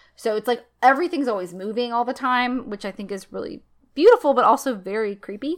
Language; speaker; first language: English; native; English